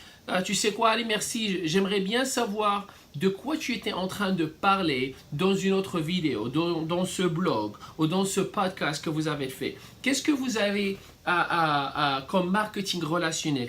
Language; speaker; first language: French; non-native, fluent; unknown